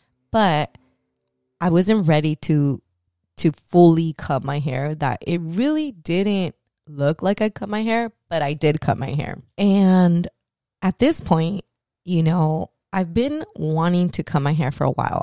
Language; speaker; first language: English; early bilingual, other home language; Spanish